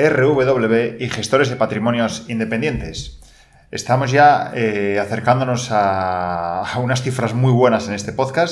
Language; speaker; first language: Spanish; native; Spanish